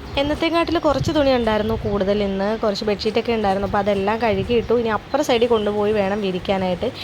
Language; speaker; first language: Malayalam; native; Malayalam